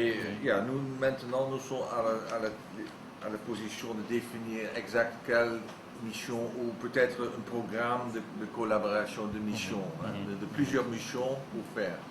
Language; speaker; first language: French; non-native, learner; Dutch